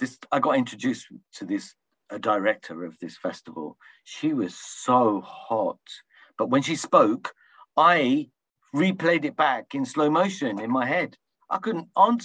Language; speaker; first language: English; early bilingual, other home language; Punjabi